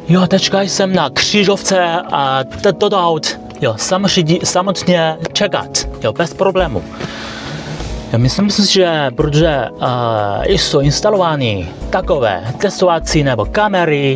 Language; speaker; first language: Czech; non-native, learner; Chinese